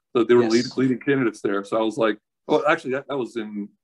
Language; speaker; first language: English; native; English